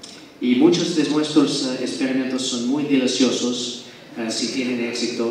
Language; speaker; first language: Spanish; non-native, fluent; English